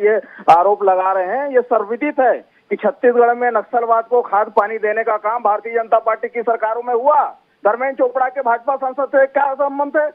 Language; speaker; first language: Hindi; native; Hindi